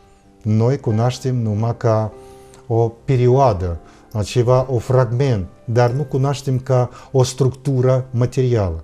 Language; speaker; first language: Romanian; non-native, fluent; Russian